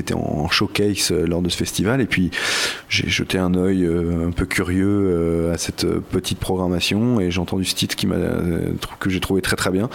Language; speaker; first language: French; native; French